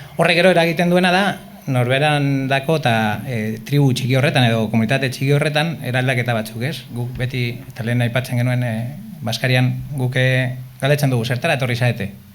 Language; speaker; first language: Basque; native; Basque